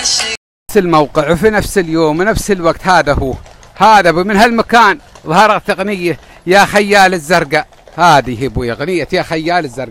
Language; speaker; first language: Arabic; native; Arabic